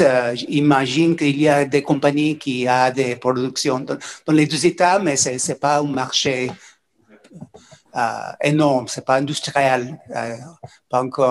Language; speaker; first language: French; non-native, fluent; English